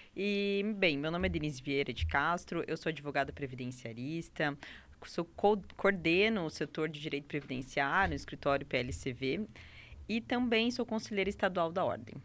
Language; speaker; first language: Portuguese; native; Portuguese